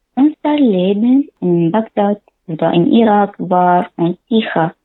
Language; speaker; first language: German; non-native, learner; Arabic